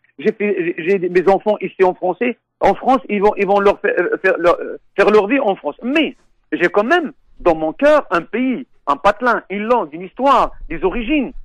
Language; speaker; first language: French; non-native, local second language; Arabic